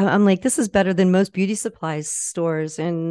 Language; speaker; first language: English; native; English